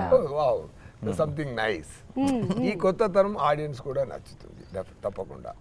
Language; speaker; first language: Telugu; non-native, learner; Tamil